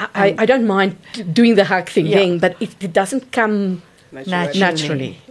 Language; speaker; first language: English; non-native, local second language; Afrikaans